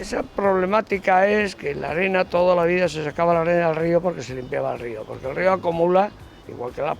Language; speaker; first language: Spanish; native; Spanish